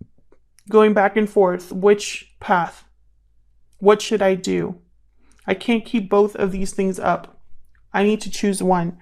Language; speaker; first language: English; native; English